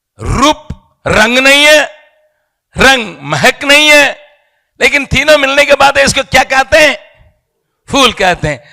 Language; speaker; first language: Hindi; non-native, local second language; Tamil